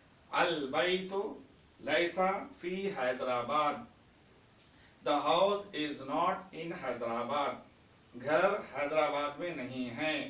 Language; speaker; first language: Hindi; non-native, fluent; Urdu